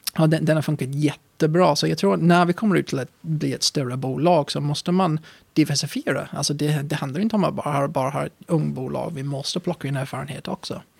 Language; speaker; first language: Swedish; non-native, fluent; English